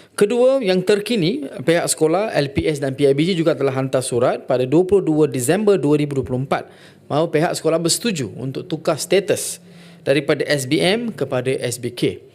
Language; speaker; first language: Malay; non-native, local second language; Tamil